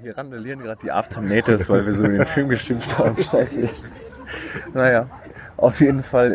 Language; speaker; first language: German; native; German